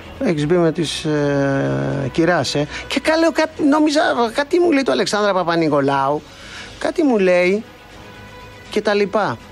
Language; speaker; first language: Greek; native; Greek